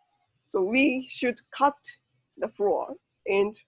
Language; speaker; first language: English; non-native, learner; Japanese